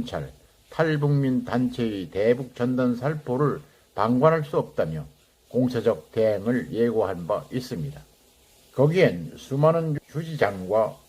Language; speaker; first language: Korean; native; Korean